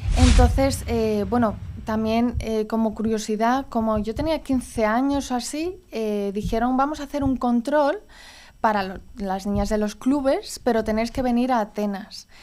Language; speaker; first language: Spanish; early bilingual, heritage; Spanish